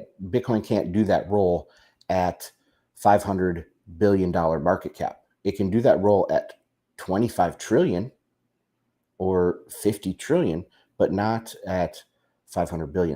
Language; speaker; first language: English; native; English